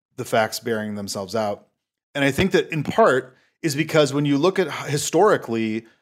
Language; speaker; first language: English; native; English